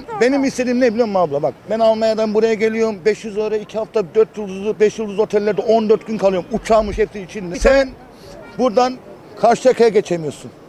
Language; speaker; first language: Turkish; early bilingual, heritage; Turkish